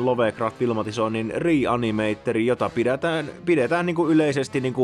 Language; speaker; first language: Finnish; native; Finnish